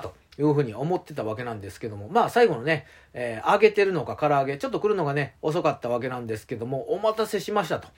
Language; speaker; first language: Japanese; native; Japanese